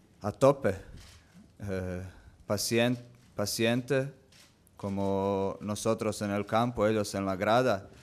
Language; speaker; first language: Spanish; non-native, learner; Croatian